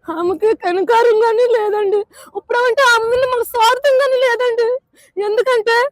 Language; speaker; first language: Telugu; native; Telugu